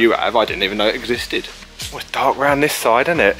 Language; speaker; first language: English; native; English